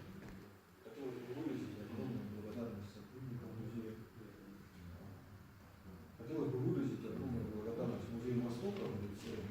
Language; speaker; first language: Russian; native; Russian